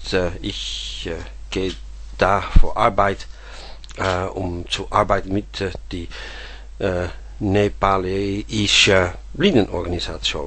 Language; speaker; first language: German; non-native, fluent; Dutch